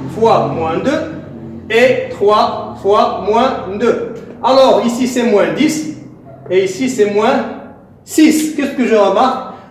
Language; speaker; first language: French; non-native, local second language; Arabic